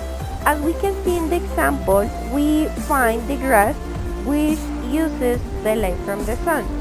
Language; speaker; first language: English; non-native, fluent; Spanish